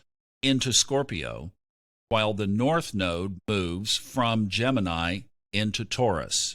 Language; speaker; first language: English; native; English